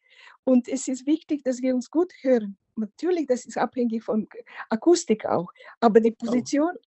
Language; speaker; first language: German; non-native, fluent; Macedonian